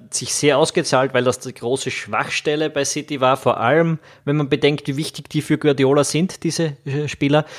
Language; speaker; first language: German; native; German